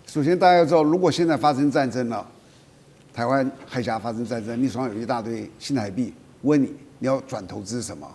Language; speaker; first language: Chinese; native; Chinese